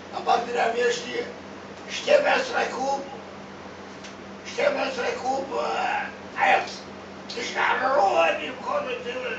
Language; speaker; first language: Hebrew; non-native, learner; Arabic